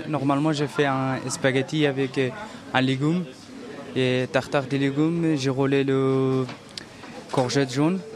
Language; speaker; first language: French; non-native, learner; Persian